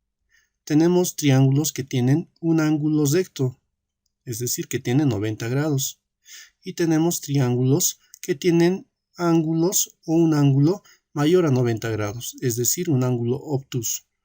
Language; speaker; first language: Spanish; native; Spanish